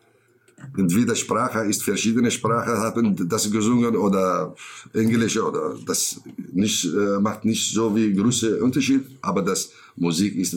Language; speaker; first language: German; non-native, learner; Kurdish